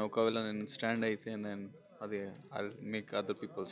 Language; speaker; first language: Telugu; non-native, local second language; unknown